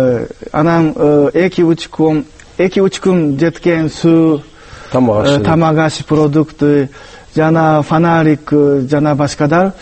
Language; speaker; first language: Kyrgyz; non-native, learner; Japanese